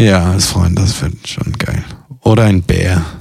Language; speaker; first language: German; non-native, fluent; Italian